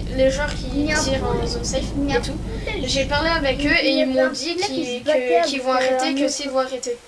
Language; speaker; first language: French; native; French